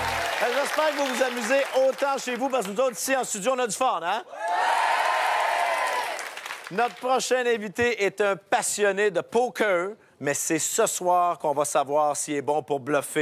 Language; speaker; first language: French; native; French